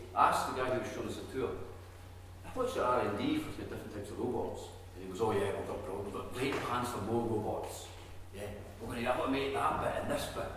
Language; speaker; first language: English; native; English